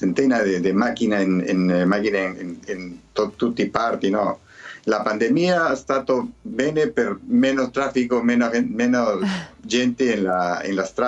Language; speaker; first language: Italian; early bilingual, heritage; Spanish